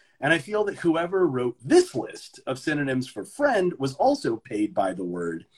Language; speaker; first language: English; native; English